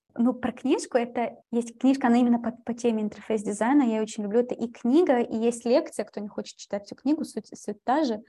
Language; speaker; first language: Russian; early bilingual, heritage; Russian